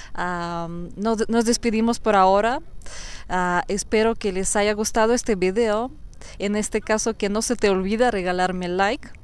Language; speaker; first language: Spanish; non-native, fluent; Russian